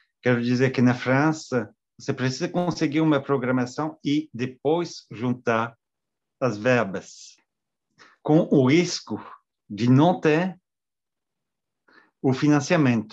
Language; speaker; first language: Portuguese; non-native, fluent; French